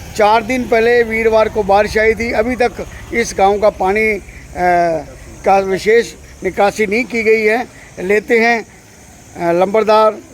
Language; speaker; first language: Hindi; non-native, local second language; Punjabi